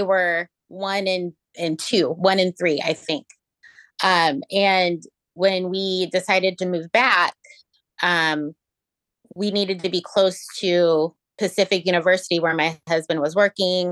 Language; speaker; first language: English; native; English